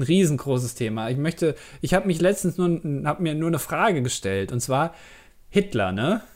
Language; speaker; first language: German; native; German